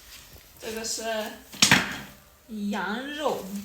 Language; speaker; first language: Chinese; non-native, fluent; Armenian